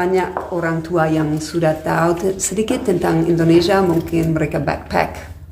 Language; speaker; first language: Indonesian; non-native, fluent; English